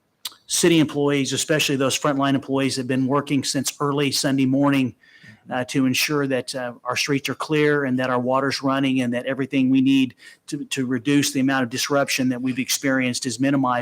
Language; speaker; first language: English; native; English